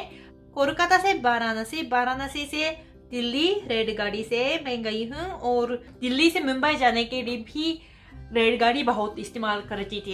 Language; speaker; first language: Hindi; non-native, fluent; Japanese